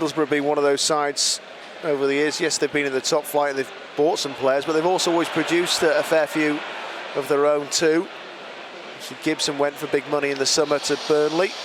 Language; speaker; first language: English; native; English